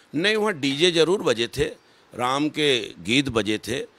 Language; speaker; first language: Hindi; native; Hindi